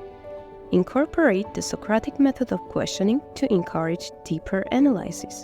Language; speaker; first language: English; non-native, fluent; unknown